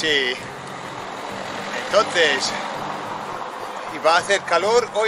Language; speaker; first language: Spanish; non-native, fluent; English